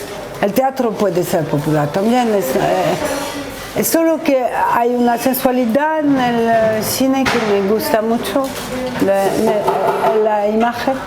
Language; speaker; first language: Spanish; non-native, learner; French